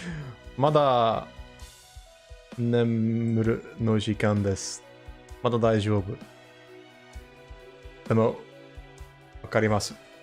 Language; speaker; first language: Japanese; non-native, learner; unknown